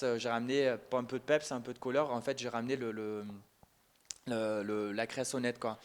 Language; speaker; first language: French; non-native, fluent; German